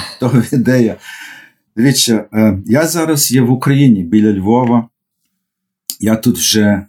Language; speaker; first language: Ukrainian; early bilingual, heritage; Ukrainian